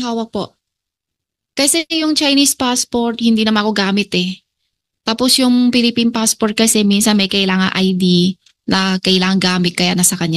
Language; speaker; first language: Filipino; non-native, learner; Chinese